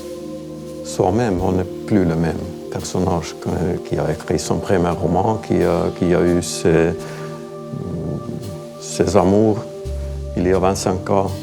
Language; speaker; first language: French; non-native, fluent; Estonian